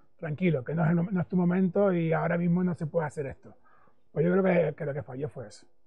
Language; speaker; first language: Spanish; native; Spanish